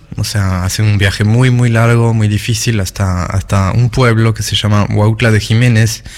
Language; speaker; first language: Spanish; non-native, fluent; French